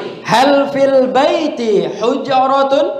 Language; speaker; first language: Arabic; non-native, fluent; Indonesian